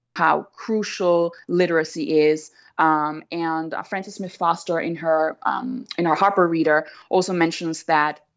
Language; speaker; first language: English; non-native, fluent; German